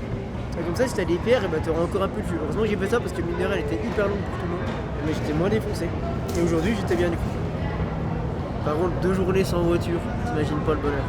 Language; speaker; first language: French; native; French